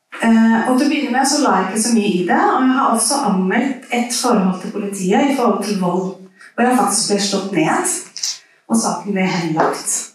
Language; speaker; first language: Norwegian; early bilingual, other home language; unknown